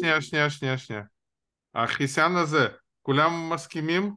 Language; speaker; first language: Hebrew; non-native, fluent; Russian